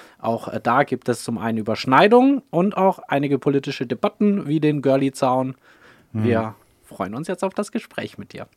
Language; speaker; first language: German; early bilingual, other home language; Russian